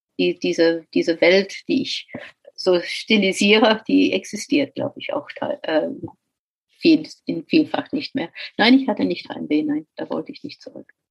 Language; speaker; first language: German; non-native, fluent; English